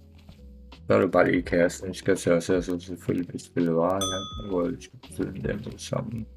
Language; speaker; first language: Danish; native; Danish